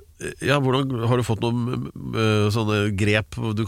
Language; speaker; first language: Norwegian; native; Norwegian